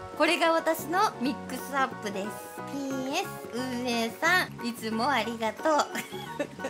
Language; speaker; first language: Japanese; native; Japanese